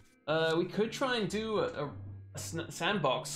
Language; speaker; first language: English; native; English